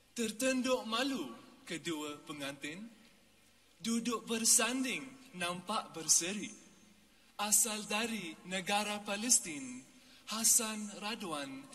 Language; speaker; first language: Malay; non-native, learner; Arabic